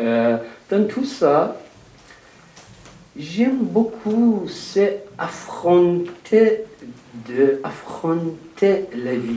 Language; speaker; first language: French; non-native, fluent; Persian